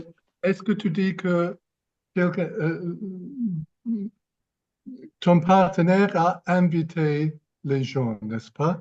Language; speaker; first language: French; non-native, fluent; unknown